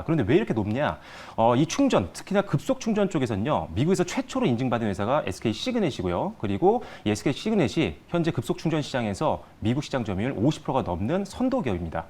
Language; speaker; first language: Korean; native; Korean